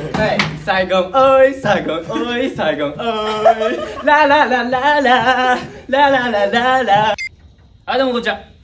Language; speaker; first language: Japanese; early bilingual, other home language; Vietnamese